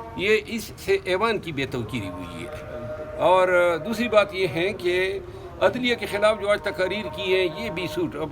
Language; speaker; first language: Urdu; non-native, local second language; Pashto